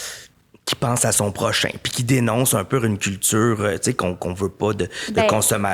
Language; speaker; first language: French; native; French